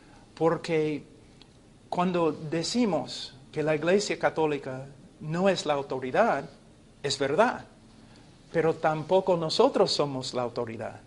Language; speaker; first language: Spanish; non-native, fluent; English